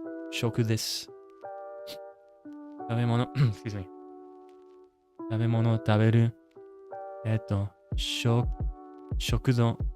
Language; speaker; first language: Japanese; non-native, learner; English